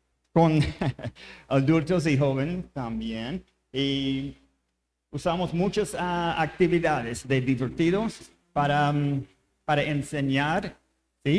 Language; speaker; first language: Spanish; non-native, learner; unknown